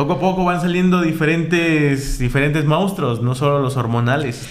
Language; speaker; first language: Spanish; native; Spanish